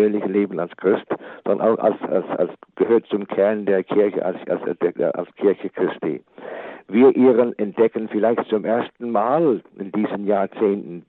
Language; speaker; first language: German; non-native, fluent; English